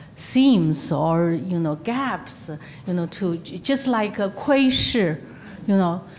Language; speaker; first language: English; non-native, fluent; Chinese